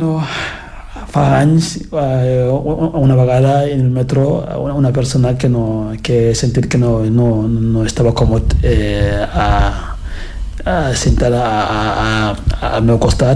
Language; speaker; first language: Catalan; non-native, fluent; Fula